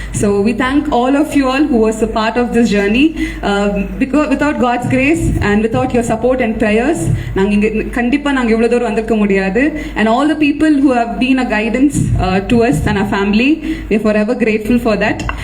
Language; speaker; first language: English; non-native, local second language; Tamil